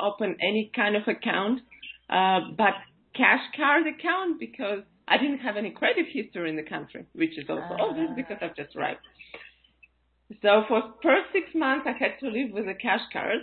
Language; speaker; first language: English; non-native, fluent; Russian